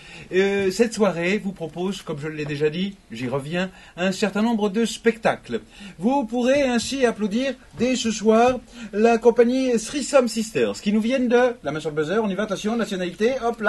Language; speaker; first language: French; native; French